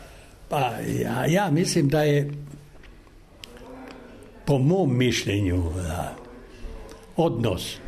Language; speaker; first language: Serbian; non-native, local second language; Albanian